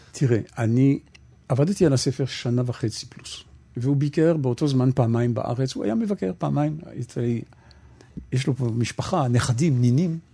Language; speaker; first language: Hebrew; non-native, fluent; French